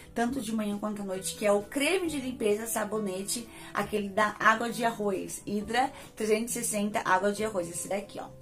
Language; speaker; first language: Portuguese; native; Portuguese